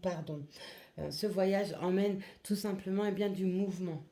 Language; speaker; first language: French; native; French